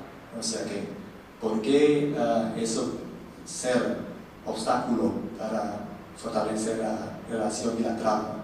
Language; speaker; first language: Spanish; non-native, learner; Indonesian